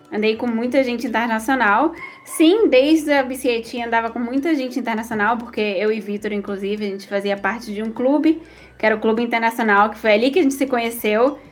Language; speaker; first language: Portuguese; early bilingual, other home language; Spanish